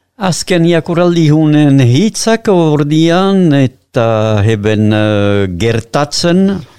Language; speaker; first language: Basque; native; Basque